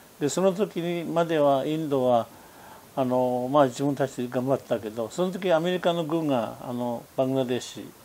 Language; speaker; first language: Japanese; non-native, fluent; Tibetan